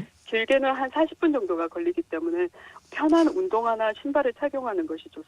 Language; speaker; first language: Korean; native; Korean